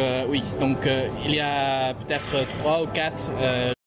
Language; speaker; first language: French; non-native, fluent; English